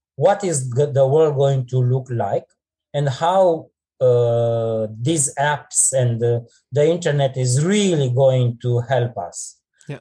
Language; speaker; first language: English; non-native, fluent; Romanian